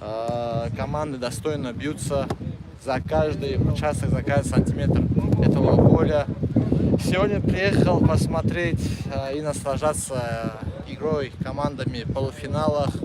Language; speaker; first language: Russian; non-native, local second language; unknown